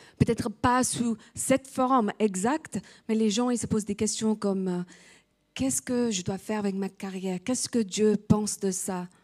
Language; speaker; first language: French; non-native, fluent; English